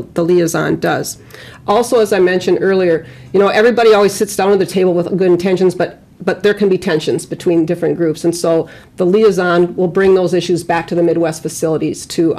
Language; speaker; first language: English; native; English